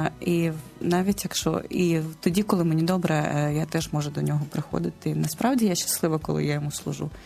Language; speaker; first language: Ukrainian; non-native, local second language; Russian